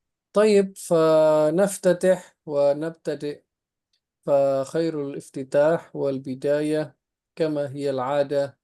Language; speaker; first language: Arabic; non-native, fluent; Indonesian